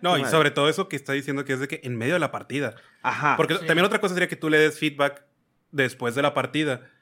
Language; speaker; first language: Spanish; native; Spanish